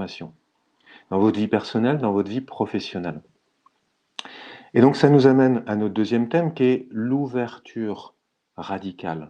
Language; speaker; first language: French; native; French